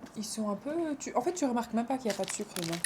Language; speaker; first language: French; native; French